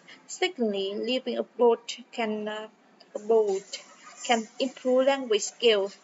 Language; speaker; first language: English; non-native, learner; Vietnamese